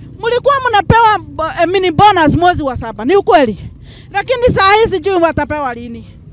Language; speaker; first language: Swahili; non-native, local second language; Kikuyu